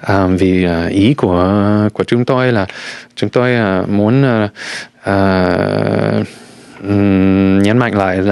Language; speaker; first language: Vietnamese; non-native, fluent; English